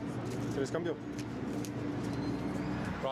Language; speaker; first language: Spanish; early bilingual, heritage; English